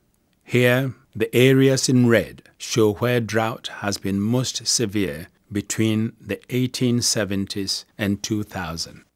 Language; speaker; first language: English; non-native, local second language; Akan